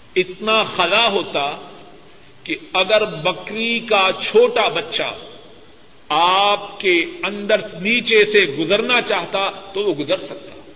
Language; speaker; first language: Urdu; non-native, local second language; Punjabi